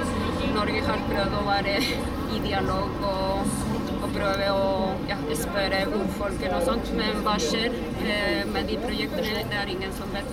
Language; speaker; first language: Norwegian; non-native, fluent; Spanish